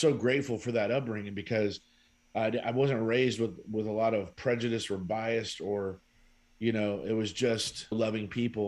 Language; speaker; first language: English; native; English